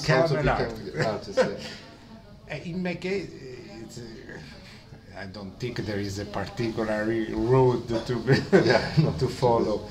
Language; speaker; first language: English; non-native, learner; Italian